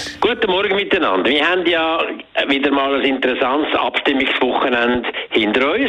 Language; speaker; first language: German; native; German